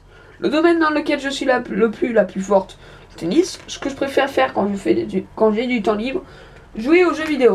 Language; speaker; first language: French; native; French